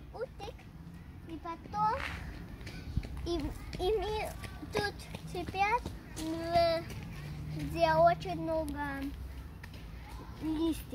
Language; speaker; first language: Russian; early bilingual, heritage; Russian